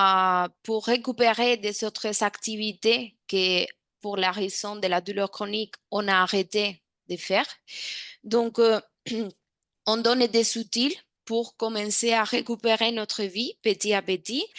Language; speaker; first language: French; non-native, fluent; Spanish